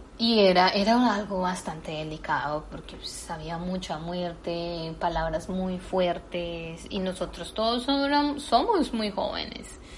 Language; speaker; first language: Spanish; native; Spanish